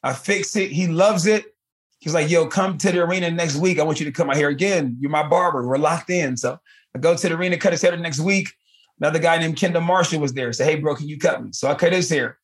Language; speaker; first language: English; native; English